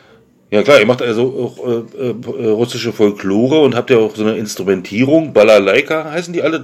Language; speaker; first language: German; native; German